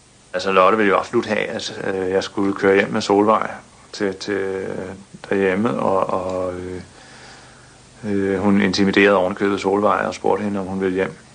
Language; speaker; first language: Danish; native; Danish